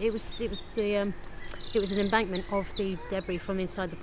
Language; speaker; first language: English; native; English